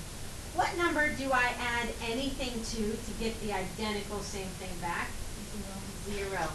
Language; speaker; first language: English; native; English